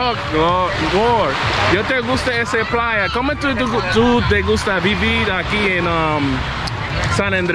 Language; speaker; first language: Spanish; non-native, learner; English